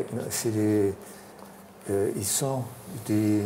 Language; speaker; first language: French; non-native, fluent; German